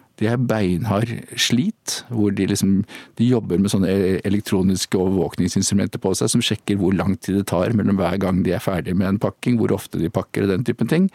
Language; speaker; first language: Norwegian; native; Norwegian